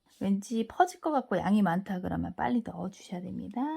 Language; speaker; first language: Korean; native; Korean